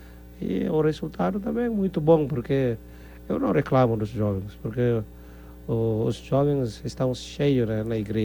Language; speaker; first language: Portuguese; non-native, fluent; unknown